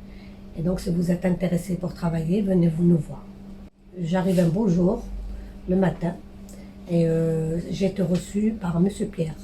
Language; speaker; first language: French; non-native, local second language; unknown